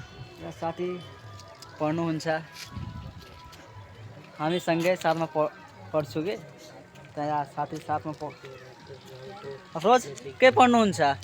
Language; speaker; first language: Nepali; non-native, local second language; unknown